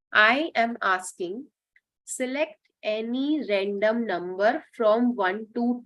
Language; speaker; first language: English; non-native, local second language; Hindi